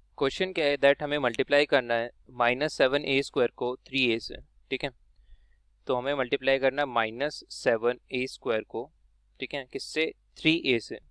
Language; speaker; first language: Hindi; native; Hindi